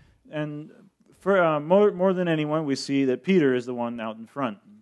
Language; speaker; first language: English; early bilingual, other home language; Spanish